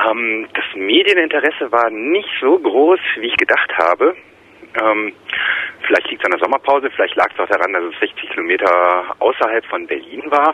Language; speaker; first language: German; native; German